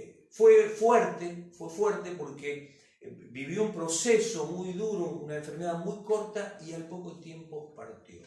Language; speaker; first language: Spanish; native; Spanish